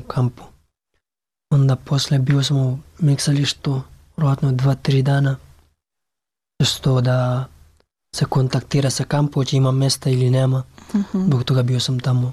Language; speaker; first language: Serbian; non-native, learner; Pashto